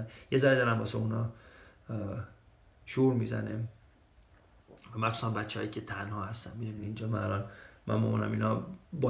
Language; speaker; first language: Persian; early bilingual, heritage; Persian